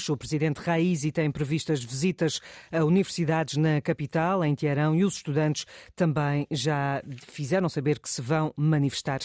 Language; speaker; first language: Portuguese; native; Portuguese